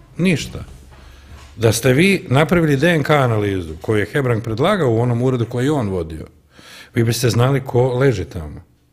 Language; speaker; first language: Croatian; native; Croatian